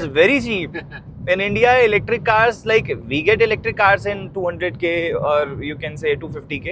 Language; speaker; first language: English; non-native, local second language; Hindi